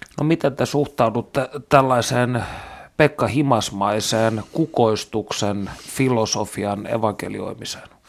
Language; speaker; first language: Finnish; native; Finnish